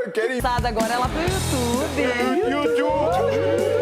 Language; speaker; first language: Portuguese; native; Portuguese